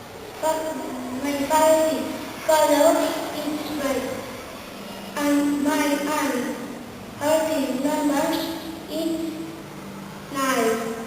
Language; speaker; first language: English; non-native, learner; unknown